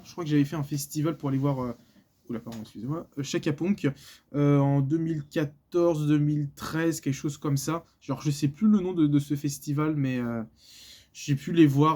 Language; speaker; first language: French; native; French